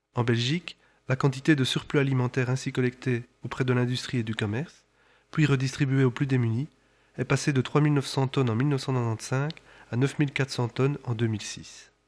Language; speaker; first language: French; native; French